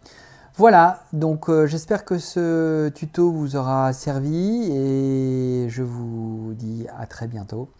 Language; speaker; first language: French; native; French